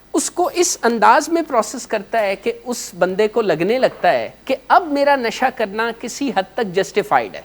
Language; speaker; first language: Urdu; non-native, local second language; Punjabi